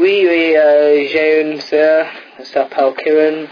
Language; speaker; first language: French; non-native, learner; English